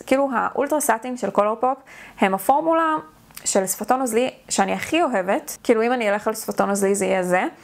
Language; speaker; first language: Hebrew; native; Hebrew